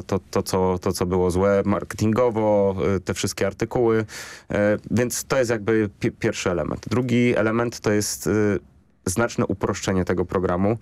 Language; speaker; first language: Polish; native; Polish